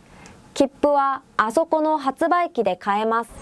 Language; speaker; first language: Japanese; non-native, fluent; Korean